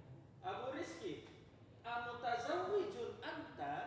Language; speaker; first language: Arabic; non-native, fluent; Indonesian